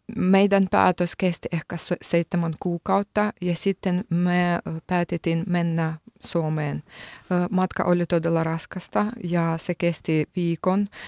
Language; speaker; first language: Finnish; non-native, learner; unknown